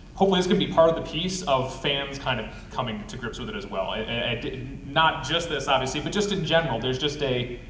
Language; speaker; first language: English; native; English